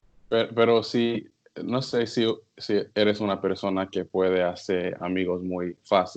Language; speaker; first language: Spanish; non-native, learner; English